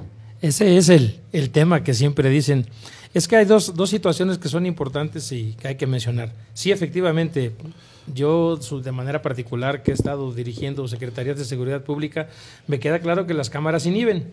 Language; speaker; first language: Spanish; native; Spanish